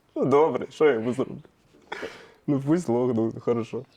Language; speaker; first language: Ukrainian; non-native, local second language; Russian